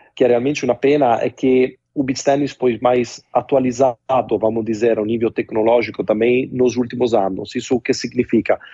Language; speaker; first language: Portuguese; non-native, fluent; Italian